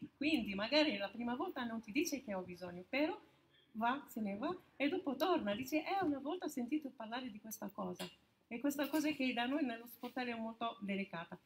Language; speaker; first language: Italian; non-native, fluent; Arabic